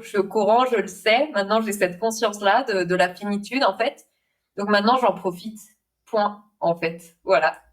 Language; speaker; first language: French; non-native, fluent; Spanish